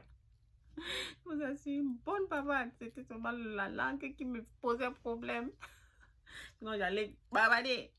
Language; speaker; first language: French; non-native, local second language; Fula